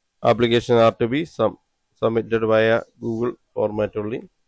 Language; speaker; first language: English; non-native, local second language; Malayalam